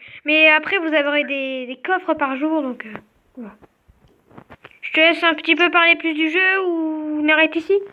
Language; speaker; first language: French; native; French